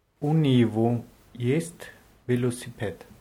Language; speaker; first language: Russian; non-native, learner; German